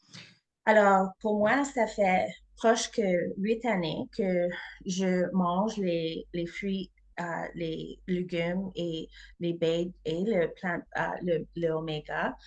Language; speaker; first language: French; non-native, learner; English